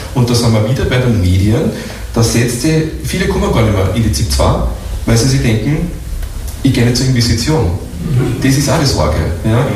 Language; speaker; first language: German; native; German